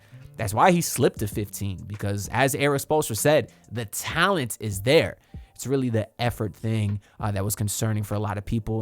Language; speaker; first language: English; native; English